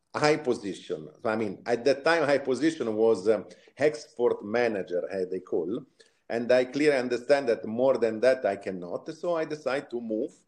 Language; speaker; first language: English; non-native, fluent; Italian